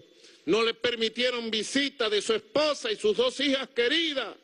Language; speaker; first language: Spanish; native; Spanish